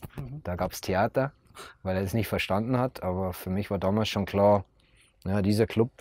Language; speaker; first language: German; native; German